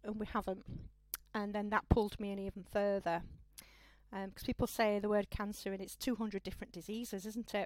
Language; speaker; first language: English; native; English